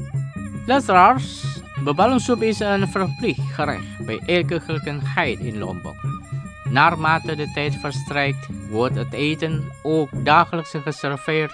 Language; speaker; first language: Dutch; non-native, fluent; Indonesian